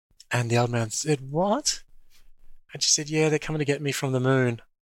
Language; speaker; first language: English; native; English